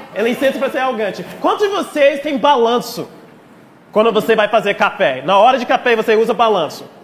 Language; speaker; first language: Portuguese; non-native, fluent; English